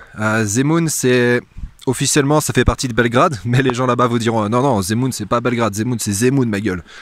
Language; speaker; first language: French; native; French